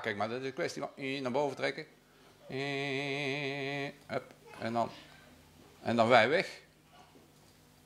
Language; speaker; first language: Dutch; native; Dutch